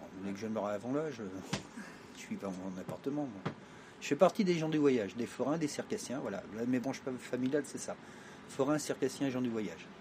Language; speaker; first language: French; native; French